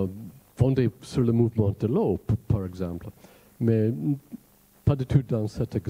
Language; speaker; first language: French; non-native, fluent; English